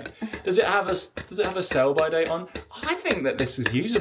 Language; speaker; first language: English; native; English